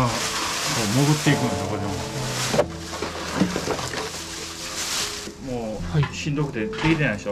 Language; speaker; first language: Japanese; native; Japanese